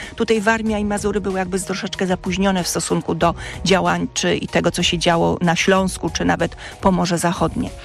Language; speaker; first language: Polish; native; Polish